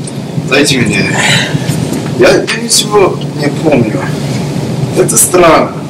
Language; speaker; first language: Russian; non-native, learner; English